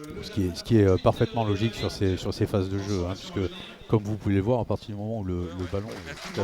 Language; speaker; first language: French; native; French